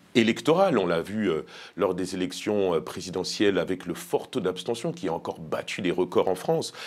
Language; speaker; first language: French; native; French